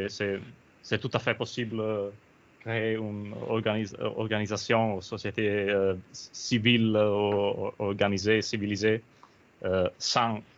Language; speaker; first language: French; non-native, learner; Italian